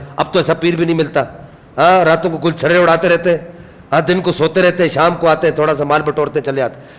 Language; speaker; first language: Urdu; non-native, local second language; Punjabi